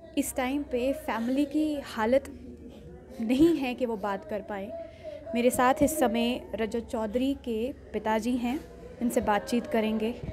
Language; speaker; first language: Hindi; native; Hindi